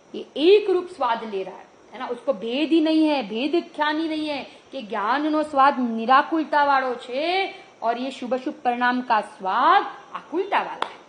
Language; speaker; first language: Hindi; non-native, local second language; Gujarati